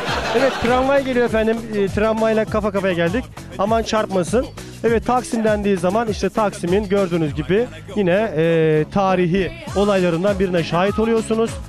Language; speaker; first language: Turkish; native; Turkish